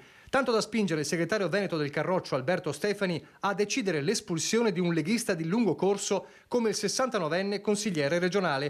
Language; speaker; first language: Italian; native; Italian